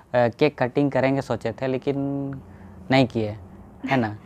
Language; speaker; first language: Hindi; native; Hindi